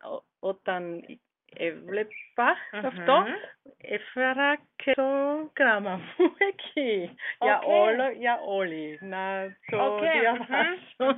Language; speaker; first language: Greek; non-native, learner; German